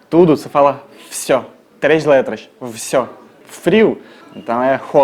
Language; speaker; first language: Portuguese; non-native, fluent; Russian